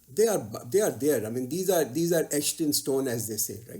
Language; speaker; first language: English; non-native, local second language; Urdu